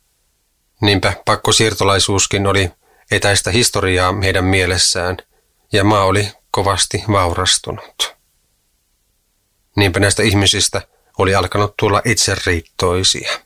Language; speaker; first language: Finnish; native; Finnish